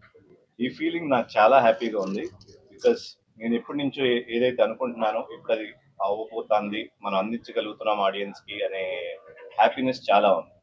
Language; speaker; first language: Telugu; native; Telugu